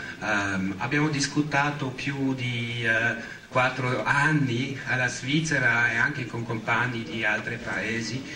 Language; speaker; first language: Italian; non-native, learner; Swiss German